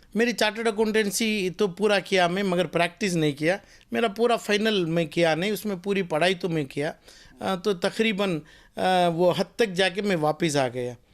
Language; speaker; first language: Hindi; non-native, local second language; Urdu